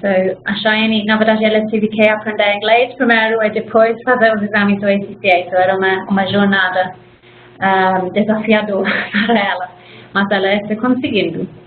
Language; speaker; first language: Portuguese; non-native, fluent; English